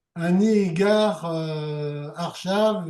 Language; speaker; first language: Hebrew; non-native, learner; French